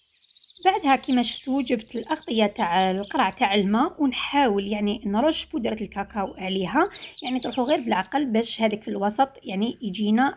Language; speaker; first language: Arabic; native; Arabic